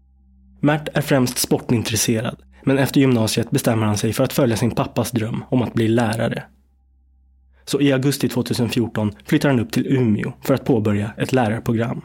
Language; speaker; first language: Swedish; native; Swedish